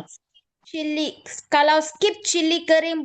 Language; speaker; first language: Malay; non-native, local second language; Tamil